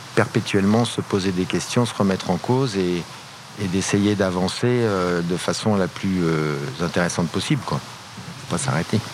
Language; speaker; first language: French; native; French